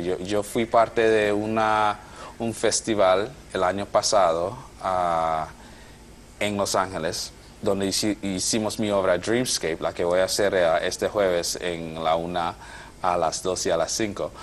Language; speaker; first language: Spanish; non-native, fluent; English